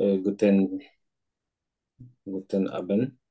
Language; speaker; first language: German; non-native, learner; Basaa